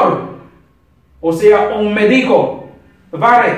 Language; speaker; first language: Spanish; non-native, learner; Haitian Creole